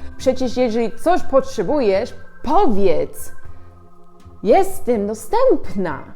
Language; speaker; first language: Polish; non-native, learner; English